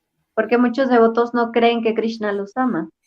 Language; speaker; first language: Spanish; native; Spanish